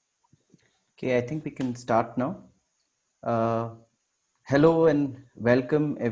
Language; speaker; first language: English; non-native, local second language; Hindi